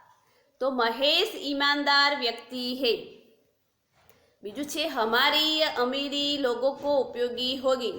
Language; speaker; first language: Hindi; non-native, local second language; Gujarati